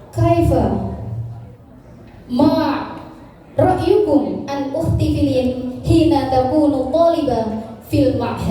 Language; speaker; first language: Arabic; non-native, learner; Indonesian